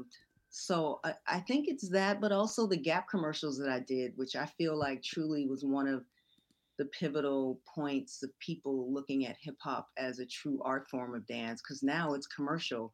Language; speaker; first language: English; native; English